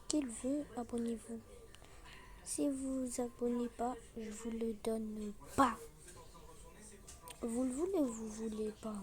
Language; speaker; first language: French; native; French